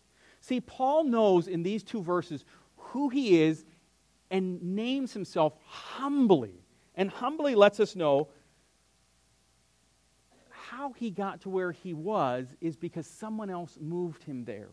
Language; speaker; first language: English; native; English